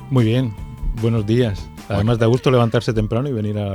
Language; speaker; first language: Spanish; native; Spanish